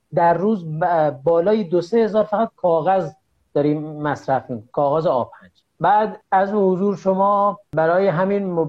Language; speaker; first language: Persian; native; Persian